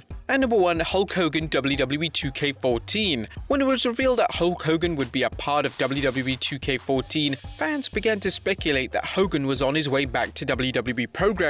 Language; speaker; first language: English; native; English